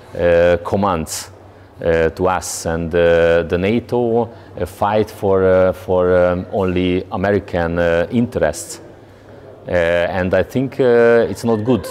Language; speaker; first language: English; non-native, learner; Hungarian